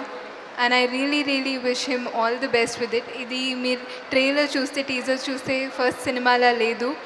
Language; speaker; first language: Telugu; non-native, fluent; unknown